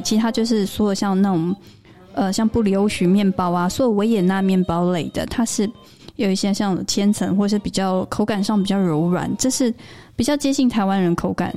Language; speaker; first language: Chinese; native; Chinese